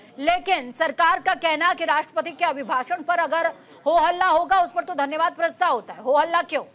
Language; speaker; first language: Hindi; native; Hindi